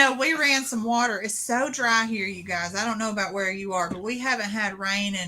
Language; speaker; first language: English; native; English